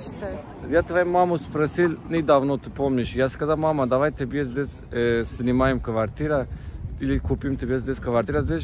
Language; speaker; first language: Russian; non-native, learner; Turkish